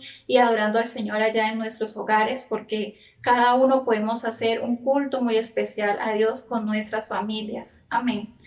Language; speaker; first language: Spanish; native; Spanish